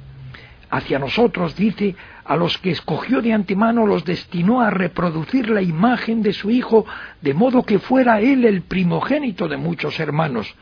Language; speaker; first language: Spanish; native; Spanish